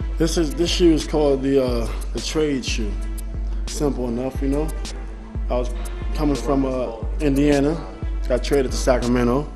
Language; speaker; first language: English; native; English